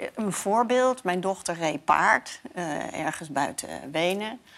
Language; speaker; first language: Dutch; native; Dutch